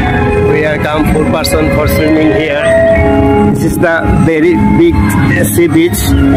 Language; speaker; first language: English; non-native, learner; Bangla